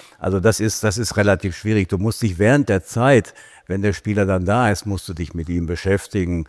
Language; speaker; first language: German; native; German